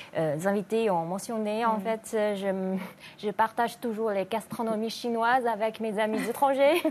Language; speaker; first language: French; non-native, fluent; Chinese